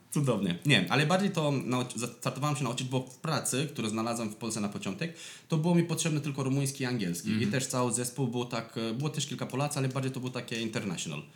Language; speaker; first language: Polish; non-native, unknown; Romanian